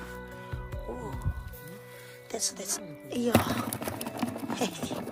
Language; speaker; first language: Chinese; native; Chinese